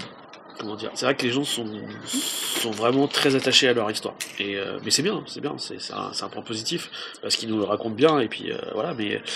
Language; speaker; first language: French; native; French